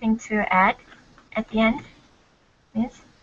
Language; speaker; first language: English; non-native, learner; Korean